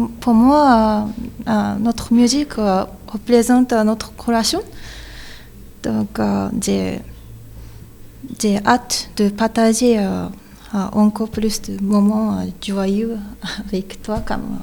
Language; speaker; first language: French; non-native, learner; Japanese